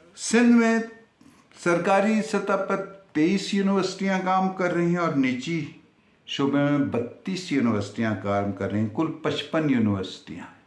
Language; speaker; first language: Urdu; native; Urdu